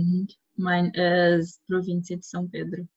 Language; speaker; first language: German; non-native, learner; Spanish